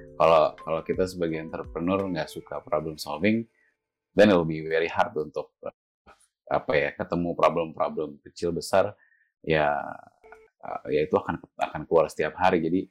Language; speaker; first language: Indonesian; native; Indonesian